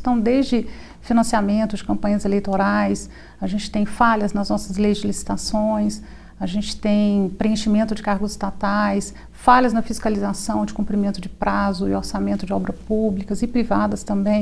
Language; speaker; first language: Portuguese; native; Portuguese